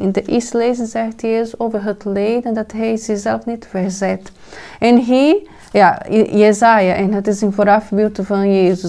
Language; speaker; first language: Dutch; non-native, fluent; Portuguese